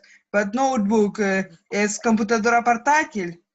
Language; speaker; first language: Spanish; non-native, learner; Russian